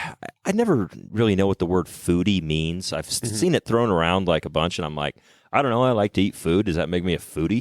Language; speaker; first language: English; native; English